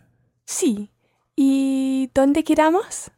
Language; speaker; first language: Spanish; non-native, learner; English